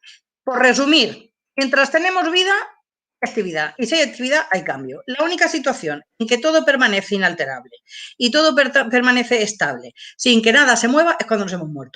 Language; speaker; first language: Spanish; native; Spanish